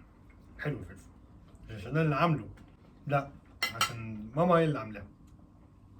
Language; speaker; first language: Arabic; native; Arabic